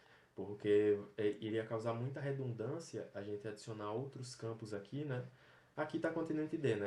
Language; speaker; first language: Portuguese; native; Portuguese